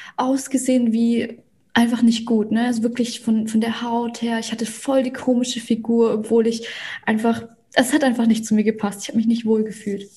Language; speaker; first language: German; early bilingual, other home language; Russian